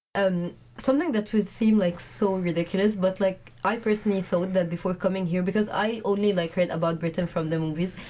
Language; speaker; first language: English; non-native, fluent; Arabic